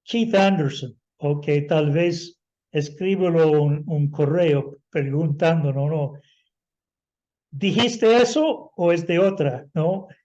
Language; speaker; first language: Spanish; non-native, fluent; English